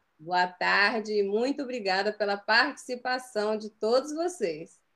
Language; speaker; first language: Portuguese; native; Portuguese